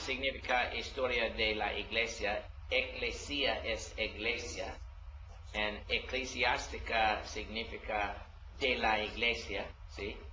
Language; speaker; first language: Spanish; non-native, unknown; English